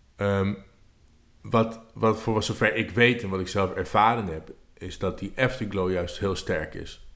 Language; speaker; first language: Dutch; native; Dutch